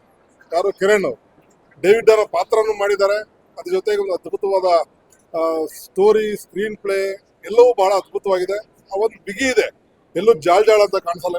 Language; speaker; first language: Kannada; native; Kannada